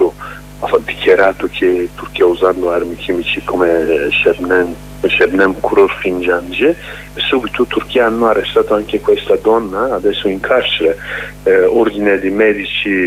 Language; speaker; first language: Italian; non-native, learner; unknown